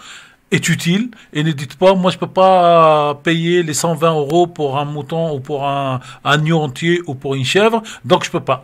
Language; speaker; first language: French; native; French